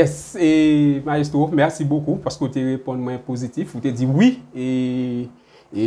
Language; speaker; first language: French; non-native, local second language; Haitian Creole